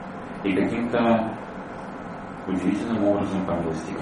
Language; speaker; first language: Russian; native; Russian